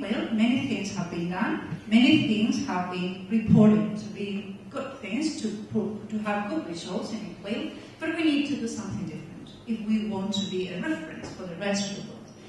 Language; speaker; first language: English; non-native, fluent; Spanish